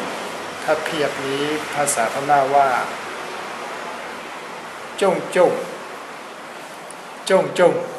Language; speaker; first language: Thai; non-native, fluent; Burmese